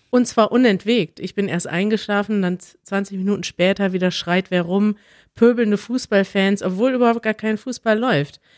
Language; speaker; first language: German; native; German